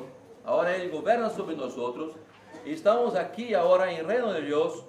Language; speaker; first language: Spanish; non-native, learner; Portuguese